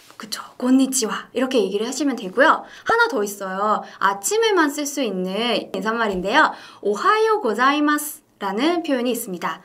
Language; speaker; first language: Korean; native; Korean